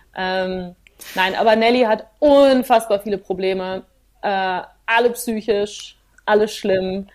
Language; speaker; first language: German; early bilingual, other home language; Plautdietsch